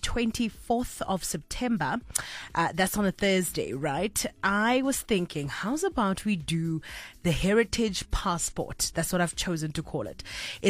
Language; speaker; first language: English; non-native, local second language; Tswana